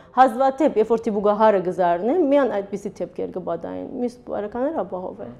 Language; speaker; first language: Armenian; early bilingual, heritage; Armenian